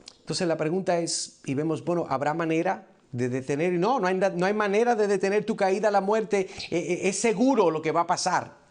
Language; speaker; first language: Spanish; early bilingual, heritage; Spanish